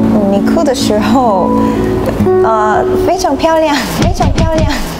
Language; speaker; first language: Chinese; non-native, learner; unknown